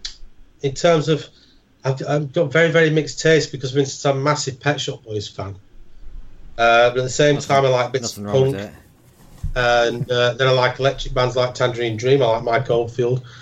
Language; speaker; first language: English; native; English